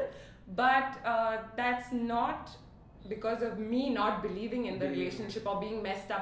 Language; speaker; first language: English; non-native, local second language; Hindi